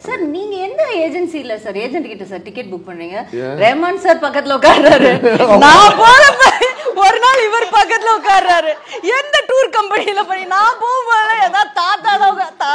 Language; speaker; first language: Tamil; native; Tamil